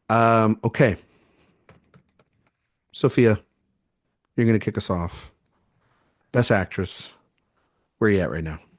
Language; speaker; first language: English; native; English